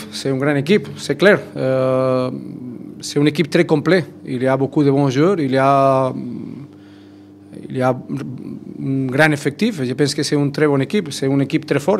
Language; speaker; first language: French; non-native, fluent; Spanish